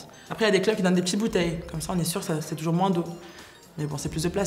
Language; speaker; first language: French; native; French